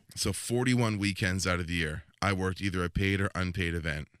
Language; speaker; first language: English; native; English